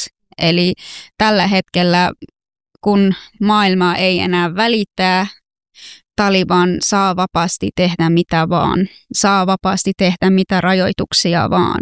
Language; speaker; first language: Finnish; non-native, fluent; Persian